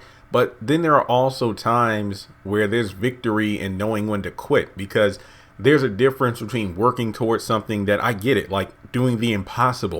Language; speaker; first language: English; native; English